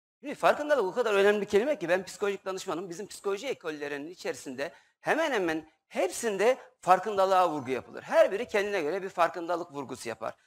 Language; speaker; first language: Turkish; native; Turkish